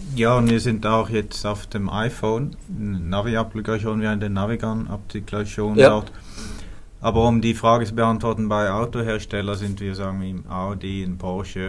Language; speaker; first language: German; non-native, fluent; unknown